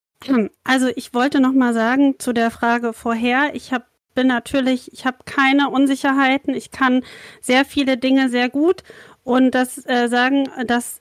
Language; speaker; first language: German; native; German